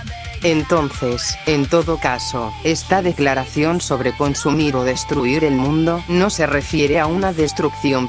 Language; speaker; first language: Spanish; native; Spanish